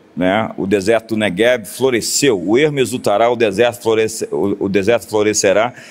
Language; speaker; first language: Portuguese; non-native, fluent; Hebrew